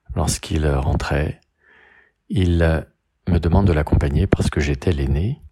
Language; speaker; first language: French; native; French